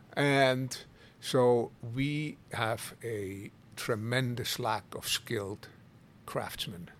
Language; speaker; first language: English; non-native, fluent; Swiss German